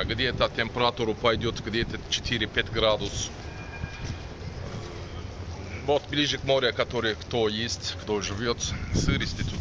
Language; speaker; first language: Russian; non-native, learner; Turkish